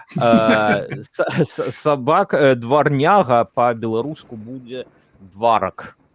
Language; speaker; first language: Belarusian; native; Belarusian